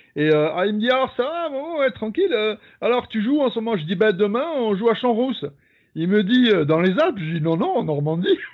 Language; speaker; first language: French; native; French